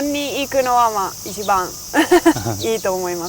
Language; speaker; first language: Japanese; non-native, learner; Italian